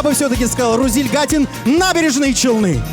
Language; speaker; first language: Russian; native; Russian